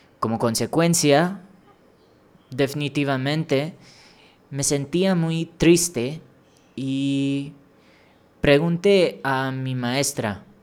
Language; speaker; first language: Spanish; non-native, fluent; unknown